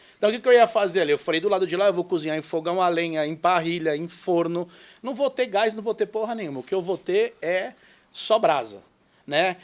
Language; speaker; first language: Portuguese; native; Portuguese